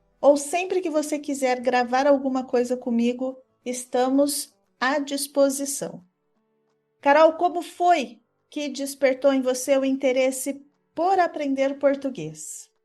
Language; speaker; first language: Portuguese; native; Portuguese